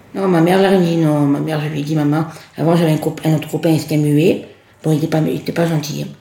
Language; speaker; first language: French; native; French